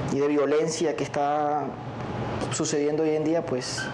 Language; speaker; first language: Spanish; native; Spanish